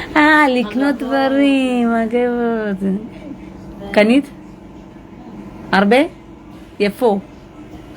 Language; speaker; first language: Hebrew; non-native, learner; Malayalam